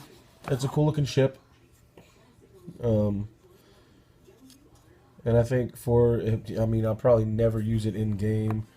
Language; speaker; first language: English; native; English